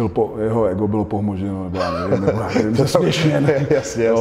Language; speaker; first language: Czech; native; Czech